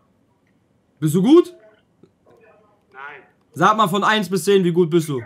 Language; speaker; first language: German; native; German